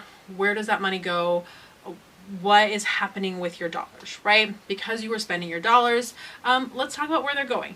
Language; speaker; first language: English; native; English